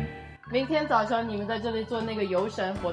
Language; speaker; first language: Chinese; non-native, fluent; English